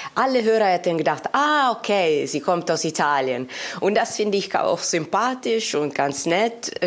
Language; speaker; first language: German; non-native, fluent; Italian